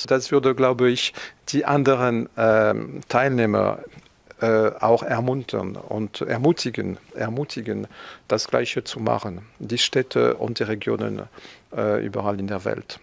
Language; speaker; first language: German; non-native, fluent; French